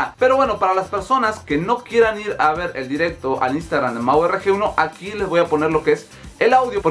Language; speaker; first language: Spanish; native; Spanish